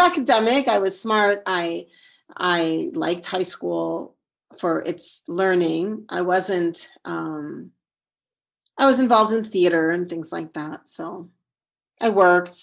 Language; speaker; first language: English; native; English